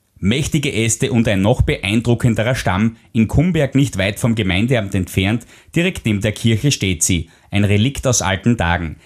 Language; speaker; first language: German; native; German